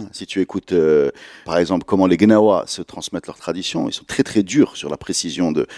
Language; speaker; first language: French; non-native, local second language; Arabic